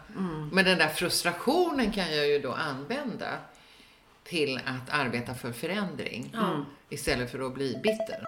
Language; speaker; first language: Swedish; native; Swedish